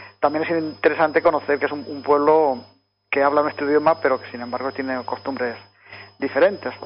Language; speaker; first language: Spanish; native; Spanish